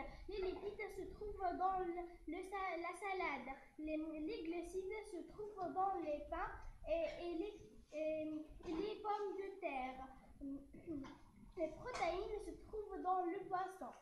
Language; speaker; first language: French; non-native, learner; Arabic